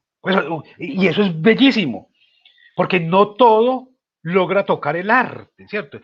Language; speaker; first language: Spanish; native; Spanish